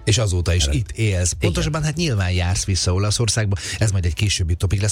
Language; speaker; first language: Hungarian; native; Hungarian